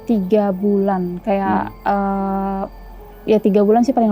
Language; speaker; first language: Indonesian; native; Indonesian